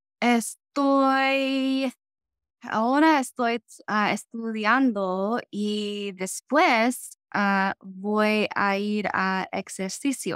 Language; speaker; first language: Spanish; non-native, learner; English